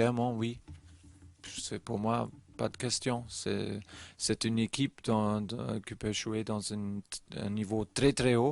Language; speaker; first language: French; non-native, learner; German